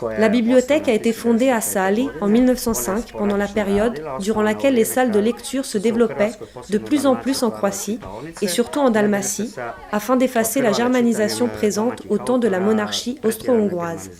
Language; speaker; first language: French; native; French